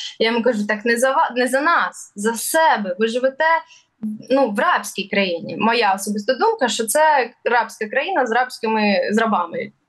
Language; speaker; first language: Ukrainian; early bilingual, other home language; Russian